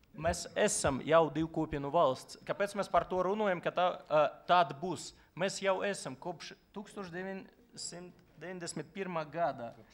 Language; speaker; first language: Latvian; non-native, local second language; Russian